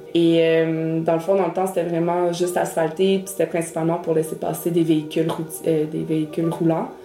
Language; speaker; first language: French; early bilingual, other home language; Spanish